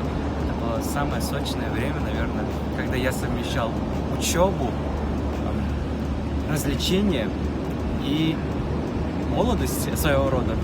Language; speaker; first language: Russian; native; Russian